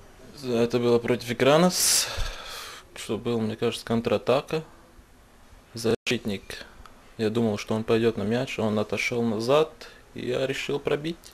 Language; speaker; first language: Russian; non-native, fluent; Latvian